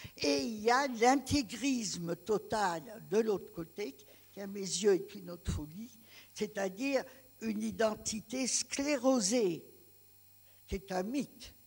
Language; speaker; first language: French; non-native, local second language; Greek